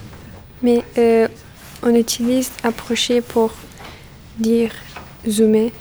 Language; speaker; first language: French; non-native, fluent; Turkish